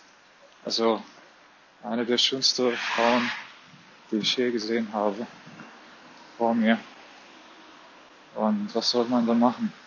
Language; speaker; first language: German; non-native, fluent; Arabic